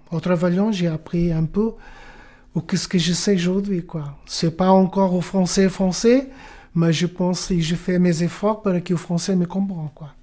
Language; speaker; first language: French; non-native, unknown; Portuguese